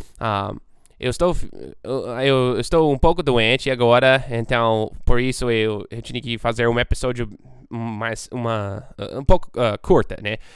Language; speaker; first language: Portuguese; non-native, fluent; English